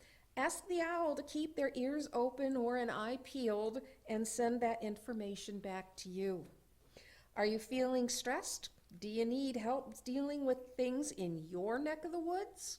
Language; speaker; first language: English; native; English